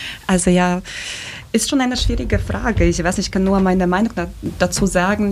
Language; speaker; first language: German; non-native, fluent; Polish